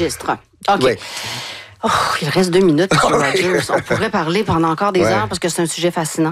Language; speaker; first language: French; native; French